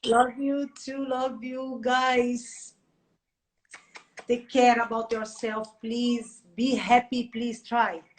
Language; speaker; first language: English; non-native, learner; Portuguese